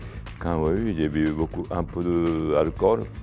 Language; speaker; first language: French; non-native, fluent; Japanese